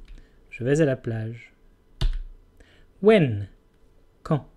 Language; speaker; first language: French; non-native, fluent; English